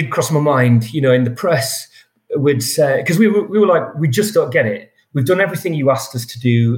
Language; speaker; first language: English; native; English